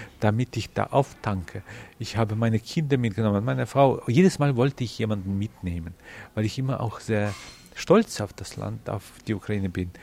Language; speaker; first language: German; non-native, fluent; Ukrainian